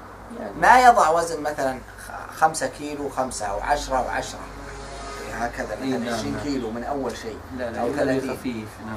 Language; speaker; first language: Arabic; native; Arabic